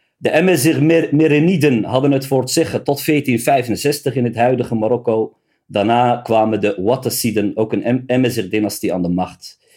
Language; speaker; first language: Dutch; early bilingual, other home language; Riffian